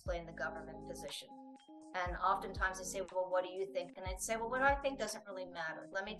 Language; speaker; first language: English; native; English